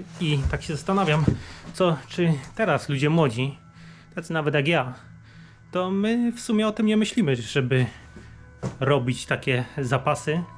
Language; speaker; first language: Polish; native; Polish